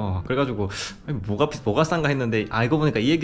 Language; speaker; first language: Korean; native; Korean